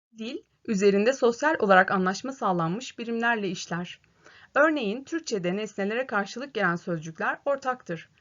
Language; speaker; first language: Turkish; native; Turkish